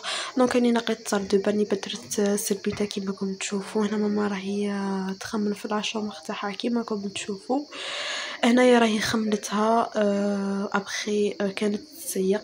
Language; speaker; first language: Arabic; early bilingual, heritage; Arabic